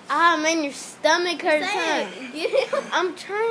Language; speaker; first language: English; native; English